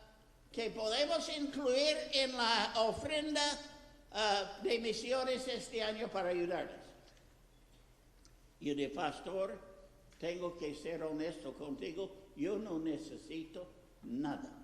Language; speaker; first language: Spanish; non-native, fluent; English